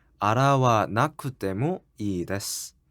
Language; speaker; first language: Japanese; non-native, learner; Korean